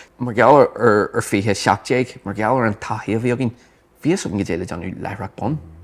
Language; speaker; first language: Irish; non-native, local second language; English